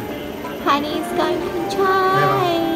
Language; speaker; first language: English; non-native, learner; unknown